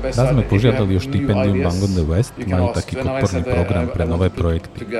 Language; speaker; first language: Slovak; non-native, fluent; Norwegian